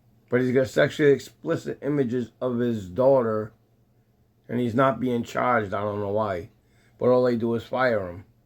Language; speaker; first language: English; native; English